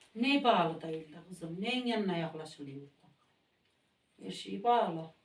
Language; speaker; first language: Turkish; native; Turkish